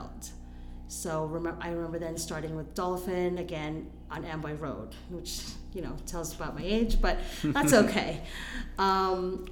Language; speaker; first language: English; non-native, local second language; Filipino